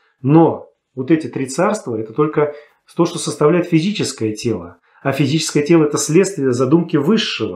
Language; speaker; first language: Russian; native; Russian